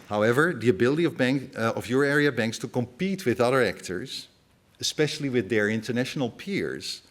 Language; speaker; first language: English; non-native, fluent; Dutch